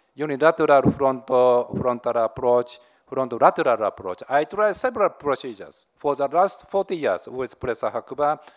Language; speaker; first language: English; non-native, learner; Japanese